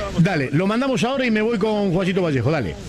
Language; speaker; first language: Spanish; native; Spanish